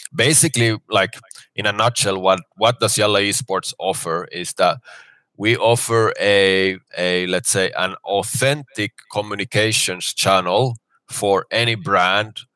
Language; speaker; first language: English; non-native, fluent; Finnish